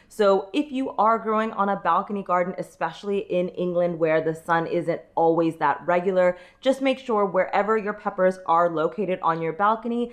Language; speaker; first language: English; native; English